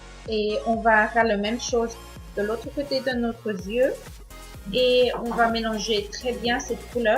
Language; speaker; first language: French; non-native, learner; Spanish